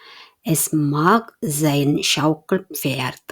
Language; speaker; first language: German; non-native, fluent; Indonesian